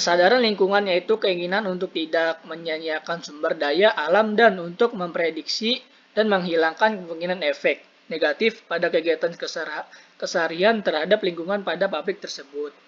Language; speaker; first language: Indonesian; native; Indonesian